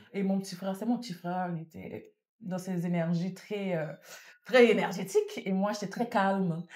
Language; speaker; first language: French; non-native, local second language; Haitian Creole